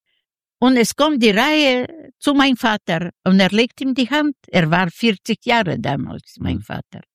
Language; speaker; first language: German; non-native, fluent; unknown